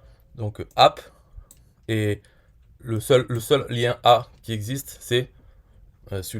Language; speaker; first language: French; native; French